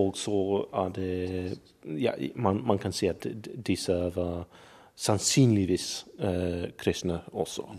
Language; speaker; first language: Norwegian; non-native, learner; English